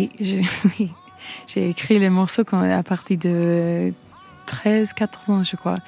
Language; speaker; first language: French; non-native, fluent; English